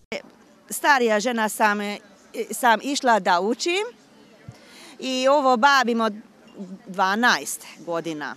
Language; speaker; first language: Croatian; non-native, local second language; Hungarian